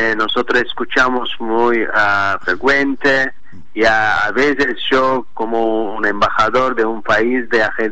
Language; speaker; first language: Spanish; non-native, learner; Azerbaijani